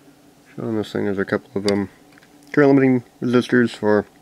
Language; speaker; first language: English; native; English